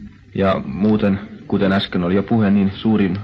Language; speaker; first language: Finnish; native; Finnish